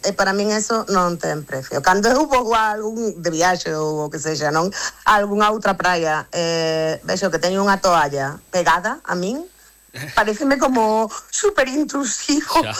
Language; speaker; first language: Galician; non-native, local second language; Spanish